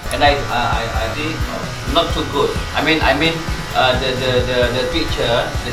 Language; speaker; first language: English; non-native, learner; Malay